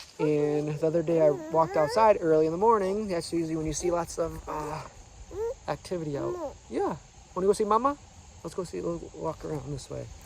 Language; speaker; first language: English; native; English